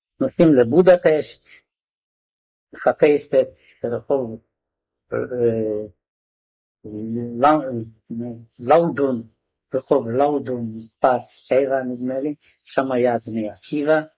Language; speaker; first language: Hebrew; non-native, fluent; Hungarian